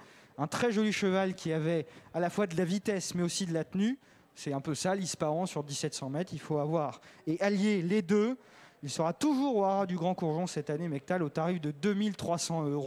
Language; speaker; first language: French; native; French